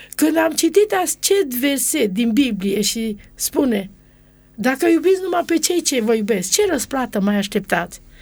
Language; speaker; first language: Romanian; non-native, local second language; Romany